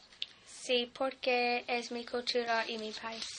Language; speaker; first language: Spanish; non-native, learner; English